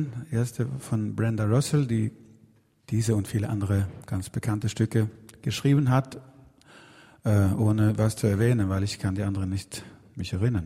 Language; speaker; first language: German; non-native, fluent; Swedish